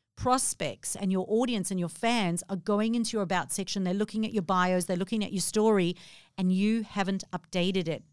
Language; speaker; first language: English; native; English